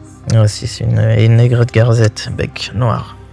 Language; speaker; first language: French; native; French